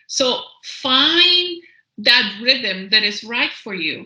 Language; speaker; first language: English; early bilingual, other home language; Spanish